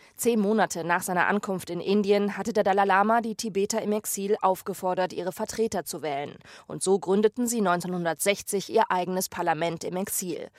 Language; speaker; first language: German; native; German